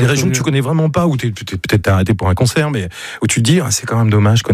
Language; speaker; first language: French; native; French